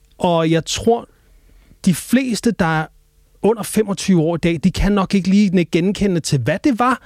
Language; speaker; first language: Danish; native; Danish